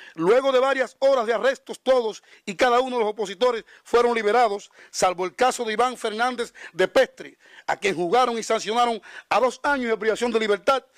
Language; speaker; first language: Spanish; native; Spanish